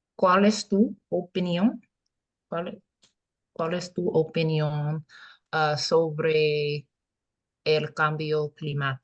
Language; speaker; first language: Spanish; non-native, learner; English